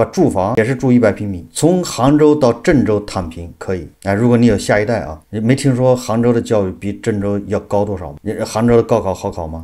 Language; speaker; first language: Chinese; native; Chinese